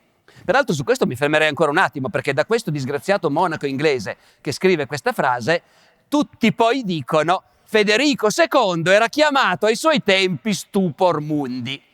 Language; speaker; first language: Italian; native; Italian